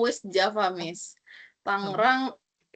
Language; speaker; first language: English; non-native, learner; Indonesian